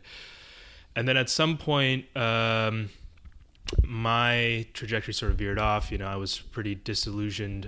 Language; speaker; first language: English; early bilingual, other home language; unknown